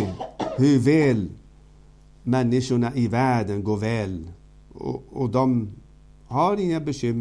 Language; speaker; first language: Swedish; non-native, fluent; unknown